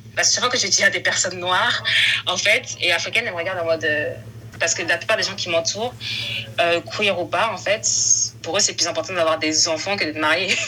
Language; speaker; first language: French; native; French